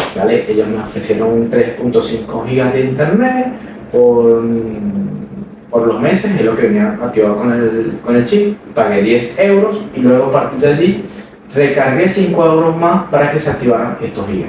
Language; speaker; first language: Spanish; native; Spanish